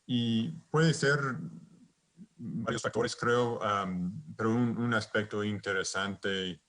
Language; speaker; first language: Spanish; non-native, fluent; English